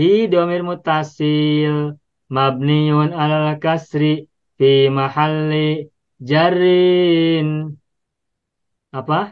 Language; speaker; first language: Arabic; non-native, fluent; Indonesian